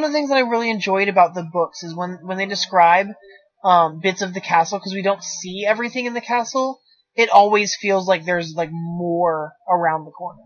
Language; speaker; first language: English; native; English